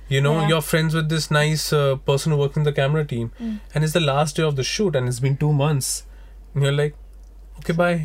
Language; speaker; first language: English; non-native, local second language; Hindi